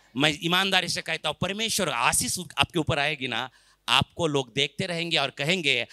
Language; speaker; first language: Hindi; non-native, local second language; Marathi